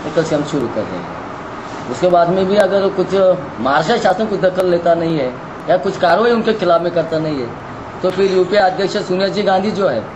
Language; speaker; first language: Hindi; non-native, local second language; Marathi